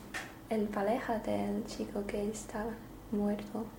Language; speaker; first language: Spanish; non-native, learner; Chinese